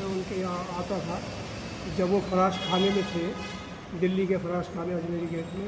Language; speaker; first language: Hindi; native; Hindi